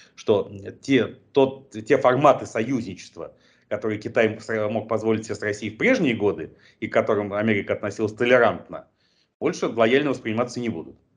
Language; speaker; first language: Russian; native; Russian